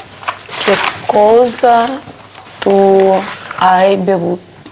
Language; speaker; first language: Italian; non-native, learner; Russian